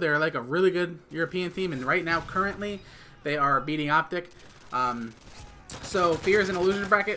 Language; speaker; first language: English; native; English